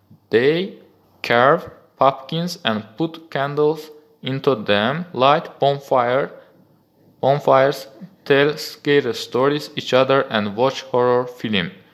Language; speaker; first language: English; non-native, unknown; Azerbaijani